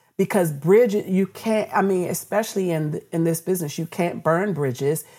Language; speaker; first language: English; native; English